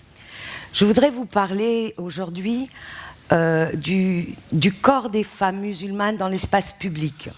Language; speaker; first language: French; non-native, local second language; Arabic